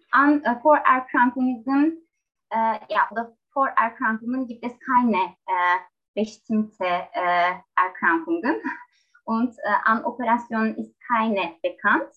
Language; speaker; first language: German; non-native, learner; Turkish